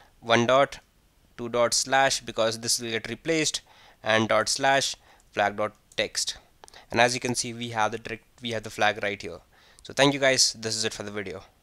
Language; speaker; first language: English; non-native, local second language; Hindi